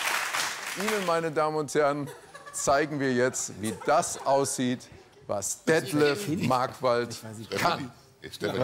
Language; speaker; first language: German; native; German